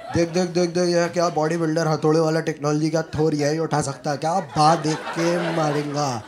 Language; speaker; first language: Hindi; native; Hindi